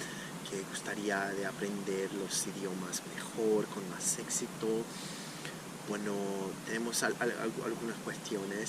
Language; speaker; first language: Spanish; non-native, fluent; Portuguese